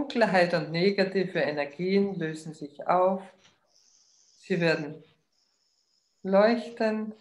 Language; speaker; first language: German; native; German